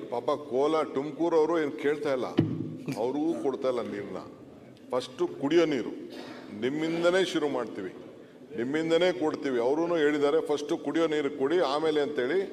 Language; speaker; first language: Kannada; native; Kannada